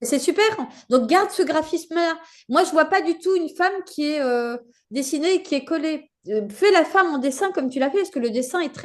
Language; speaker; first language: French; native; French